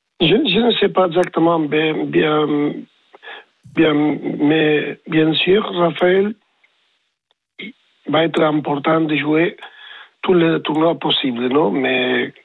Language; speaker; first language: French; non-native, learner; Spanish